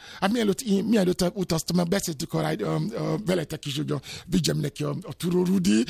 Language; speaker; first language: Hungarian; non-native, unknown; Yoruba